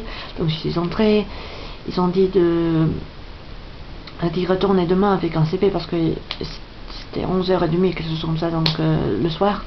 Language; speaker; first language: French; non-native, fluent; English